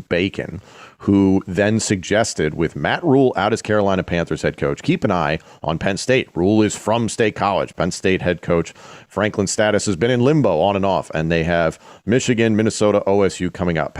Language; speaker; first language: English; native; English